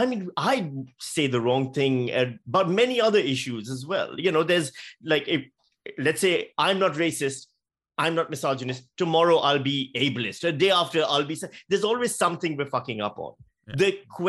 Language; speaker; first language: English; non-native, local second language; Urdu